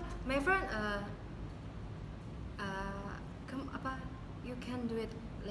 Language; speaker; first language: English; non-native, learner; Indonesian